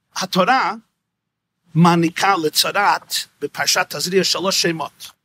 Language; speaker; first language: Hebrew; non-native, fluent; English